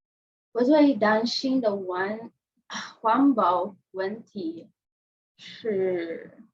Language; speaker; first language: Chinese; non-native, learner; English